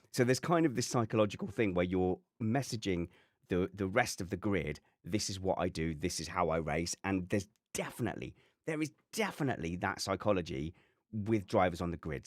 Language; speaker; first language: English; native; English